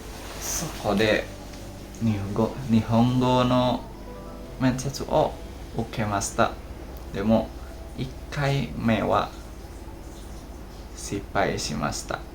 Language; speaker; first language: Japanese; non-native, learner; Indonesian